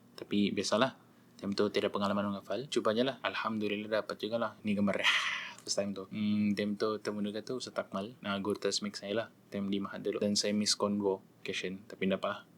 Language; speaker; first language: Malay; native; Malay